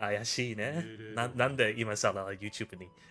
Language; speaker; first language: Japanese; non-native, learner; English